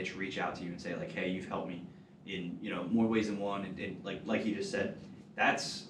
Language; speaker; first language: English; native; English